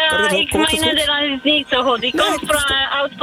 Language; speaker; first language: Dutch; non-native, learner; Polish